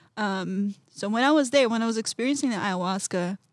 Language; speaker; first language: English; non-native, fluent; Portuguese